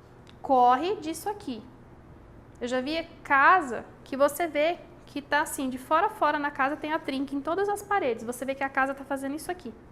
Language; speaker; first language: Portuguese; native; Portuguese